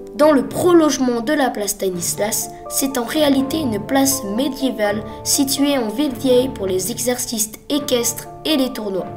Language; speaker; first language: French; native; French